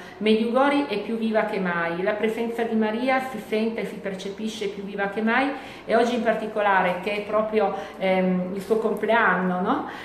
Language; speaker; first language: Italian; native; Italian